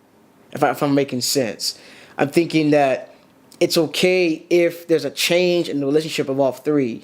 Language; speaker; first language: English; native; English